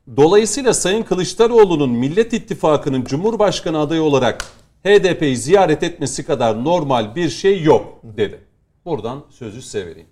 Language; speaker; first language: Turkish; native; Turkish